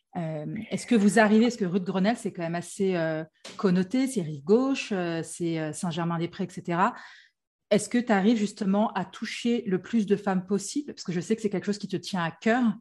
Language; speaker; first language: French; native; French